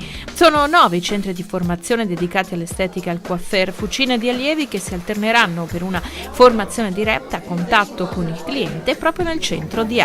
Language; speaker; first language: Italian; native; Italian